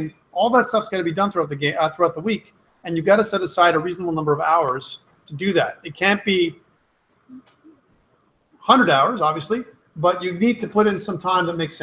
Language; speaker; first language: English; native; English